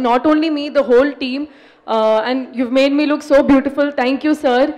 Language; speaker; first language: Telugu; non-native, fluent; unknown